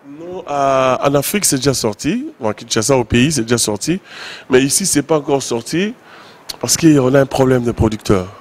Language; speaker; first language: French; non-native, local second language; Lingala